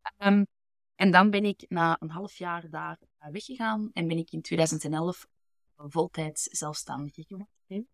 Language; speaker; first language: Dutch; native; Dutch